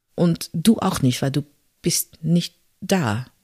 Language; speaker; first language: German; non-native, fluent; Dutch